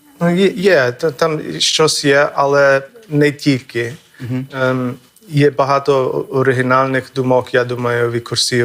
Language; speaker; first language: Ukrainian; non-native, fluent; English